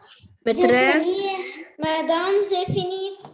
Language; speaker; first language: French; non-native, local second language; Arabic